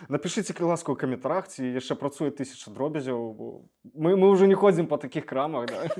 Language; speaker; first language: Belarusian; native; Belarusian